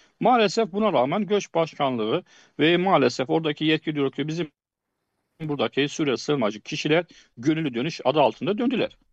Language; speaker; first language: Turkish; non-native, fluent; Arabic